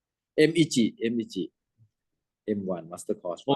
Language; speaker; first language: English; non-native, learner; Thai